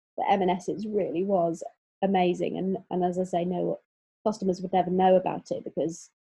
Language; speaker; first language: English; native; English